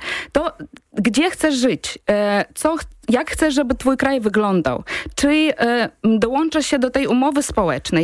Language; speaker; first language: Polish; non-native, fluent; Ukrainian